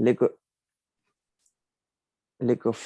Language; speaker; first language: French; non-native, learner; Spanish